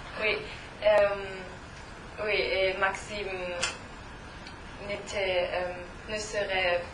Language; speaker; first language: French; non-native, learner; German